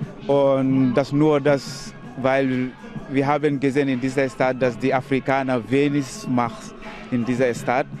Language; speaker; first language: German; non-native, learner; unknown